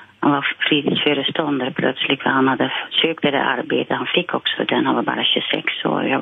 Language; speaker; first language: Swedish; non-native, fluent; Dutch